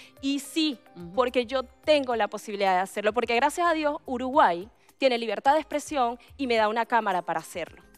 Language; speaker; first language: Spanish; native; Spanish